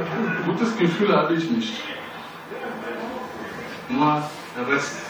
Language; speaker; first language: German; non-native, learner; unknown